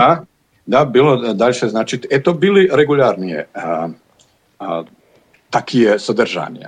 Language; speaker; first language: Russian; non-native, learner; Bosnian